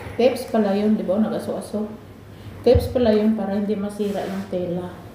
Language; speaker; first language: Filipino; non-native, local second language; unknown